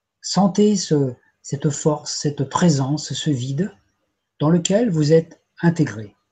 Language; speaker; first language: French; native; French